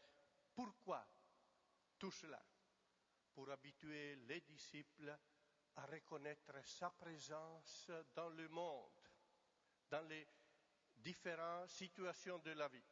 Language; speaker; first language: French; non-native, fluent; Italian